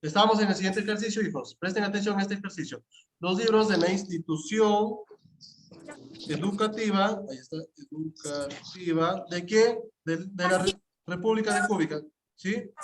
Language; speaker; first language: Spanish; native; Spanish